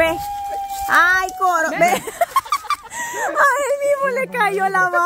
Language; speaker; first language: Spanish; native; Spanish